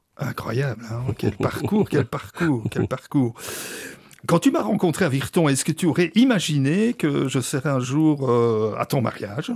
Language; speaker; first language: French; native; French